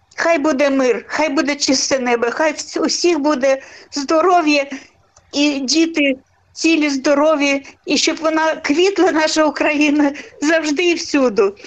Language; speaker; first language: Ukrainian; non-native, local second language; Russian